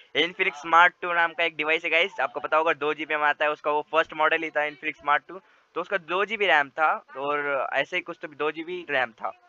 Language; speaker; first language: Hindi; non-native, local second language; Marathi